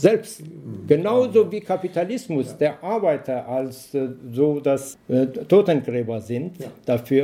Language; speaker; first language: German; non-native, learner; Persian